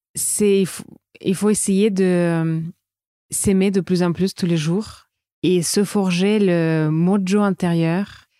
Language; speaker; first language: French; non-native, fluent; Russian